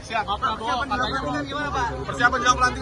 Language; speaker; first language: Indonesian; native; Indonesian